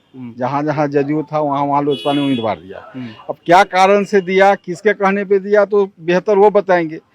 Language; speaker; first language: Hindi; native; Hindi